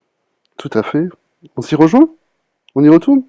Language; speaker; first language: French; native; French